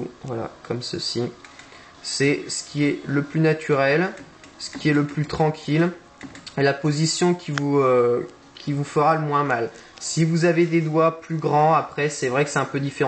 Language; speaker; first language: French; native; French